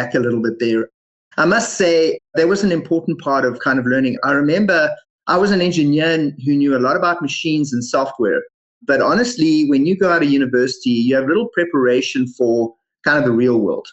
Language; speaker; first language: English; native; English